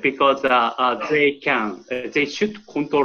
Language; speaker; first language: English; non-native, learner; Japanese